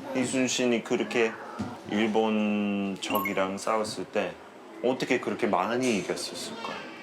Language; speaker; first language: Korean; non-native, fluent; English